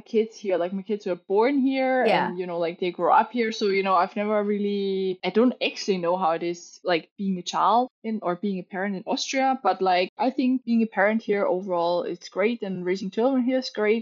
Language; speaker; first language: English; non-native, fluent; German